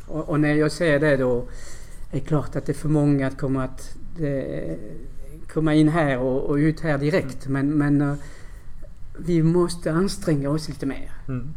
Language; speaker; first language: Swedish; non-native, fluent; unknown